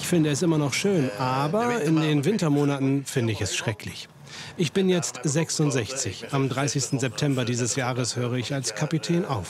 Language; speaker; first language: German; native; German